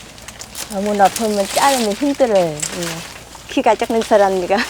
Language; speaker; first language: Korean; non-native, learner; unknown